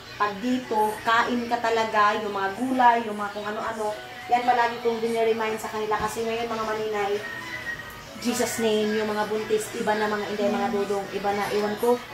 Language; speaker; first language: Filipino; non-native, local second language; Cebuano